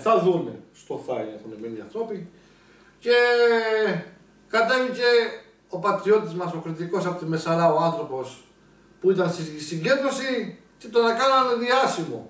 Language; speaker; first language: Greek; native; Greek